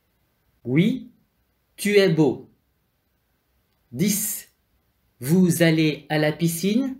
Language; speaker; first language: French; non-native, fluent; Vietnamese